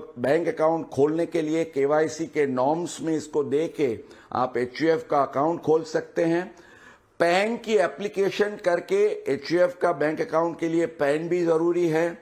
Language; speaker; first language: Hindi; non-native, local second language; Gujarati